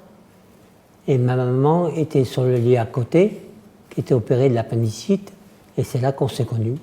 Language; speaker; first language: French; native; French